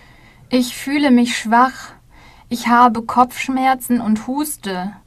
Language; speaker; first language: German; non-native, learner; Korean